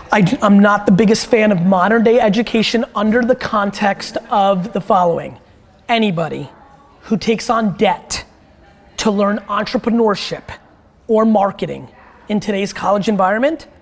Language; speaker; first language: English; early bilingual, other home language; Russian